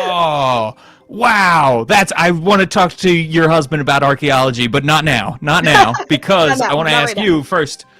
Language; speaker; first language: English; native; English